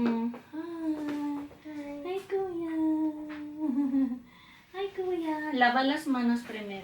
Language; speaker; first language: Spanish; non-native, learner; Filipino